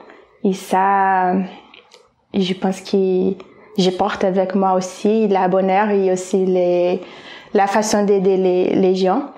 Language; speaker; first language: French; non-native, fluent; Portuguese